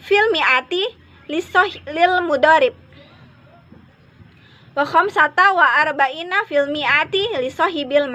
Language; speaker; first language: Arabic; non-native, learner; Indonesian